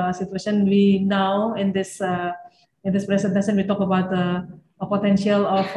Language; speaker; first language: English; non-native, fluent; Indonesian